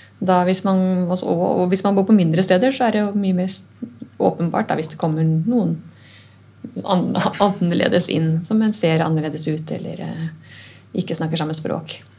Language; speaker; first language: Norwegian; native; Norwegian